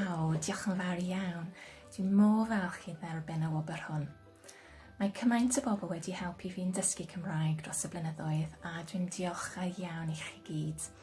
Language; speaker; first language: Welsh; non-native, fluent; English